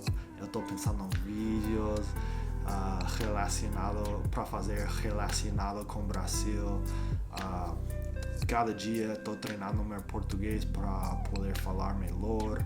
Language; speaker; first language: Portuguese; non-native, learner; English